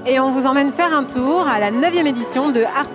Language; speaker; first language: French; native; French